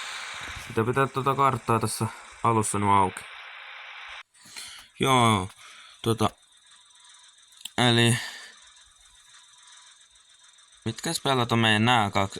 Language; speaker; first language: Finnish; native; Finnish